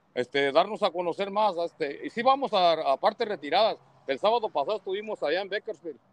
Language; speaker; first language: Spanish; native; Spanish